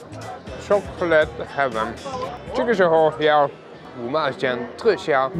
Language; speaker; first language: Chinese; non-native, fluent; German